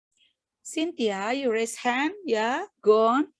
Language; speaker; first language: English; non-native, fluent; Indonesian